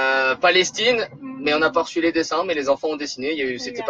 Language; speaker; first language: French; native; French